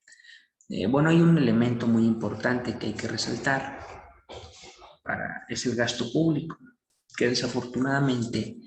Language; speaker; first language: Spanish; native; Spanish